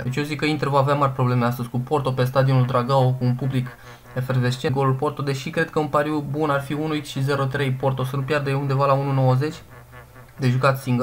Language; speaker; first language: Romanian; native; Romanian